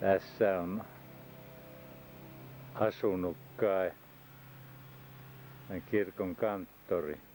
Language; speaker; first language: Finnish; native; Finnish